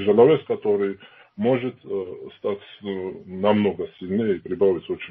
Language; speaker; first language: Russian; non-native, fluent; Georgian